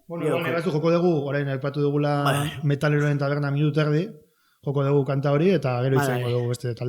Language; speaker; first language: Basque; native; Basque